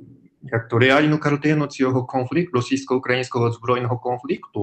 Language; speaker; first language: Ukrainian; non-native, fluent; Japanese